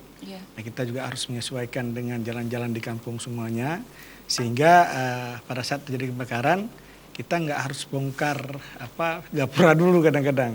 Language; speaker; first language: Malay; native; Malay